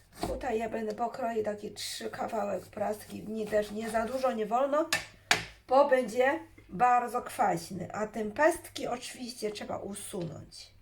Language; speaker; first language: Polish; non-native, learner; Chinese